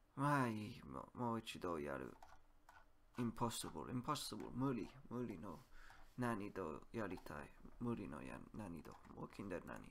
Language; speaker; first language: Japanese; non-native, learner; English